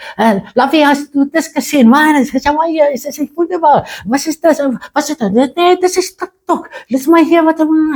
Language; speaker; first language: German; non-native, fluent; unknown